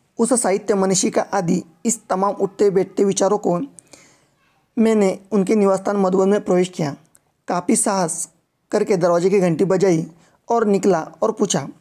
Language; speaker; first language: Hindi; non-native, local second language; Marathi